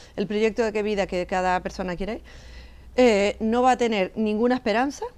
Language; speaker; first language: Spanish; native; Spanish